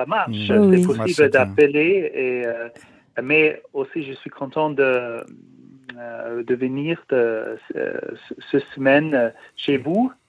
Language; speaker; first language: French; non-native, learner; German